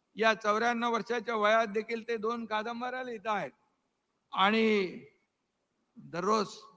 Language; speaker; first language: Marathi; native; Marathi